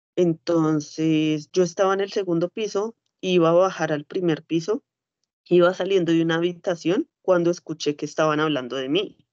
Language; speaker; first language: Spanish; native; Spanish